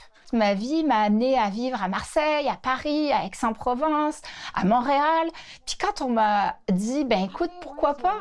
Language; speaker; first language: French; native; French